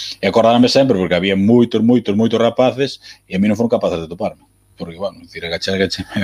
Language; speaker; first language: Galician; native; Galician